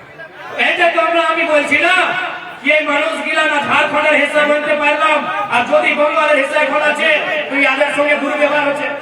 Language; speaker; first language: Bangla; non-native, local second language; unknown